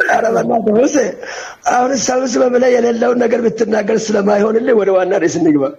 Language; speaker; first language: Amharic; non-native, local second language; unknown